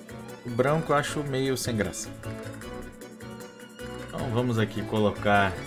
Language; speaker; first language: Portuguese; native; Portuguese